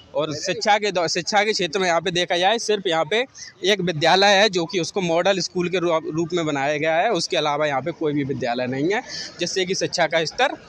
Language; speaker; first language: Hindi; native; Hindi